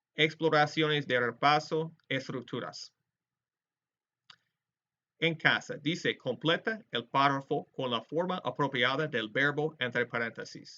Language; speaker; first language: Spanish; non-native, fluent; English